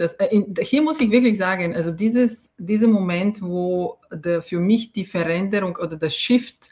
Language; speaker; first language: German; non-native, fluent; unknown